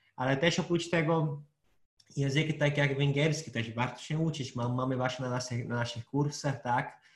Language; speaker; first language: Polish; non-native, fluent; Portuguese